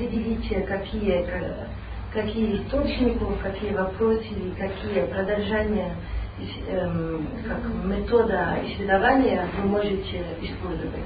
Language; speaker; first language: Russian; non-native, learner; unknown